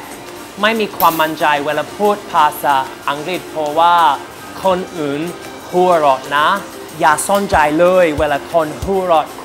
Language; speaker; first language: Thai; non-native, learner; English